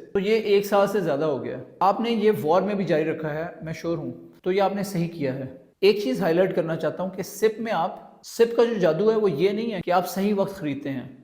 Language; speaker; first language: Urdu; native; Urdu